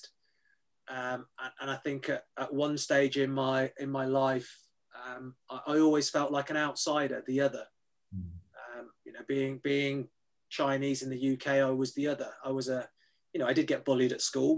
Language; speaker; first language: English; native; English